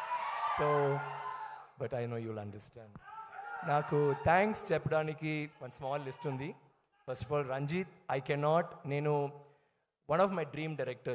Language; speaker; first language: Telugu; non-native, learner; Tamil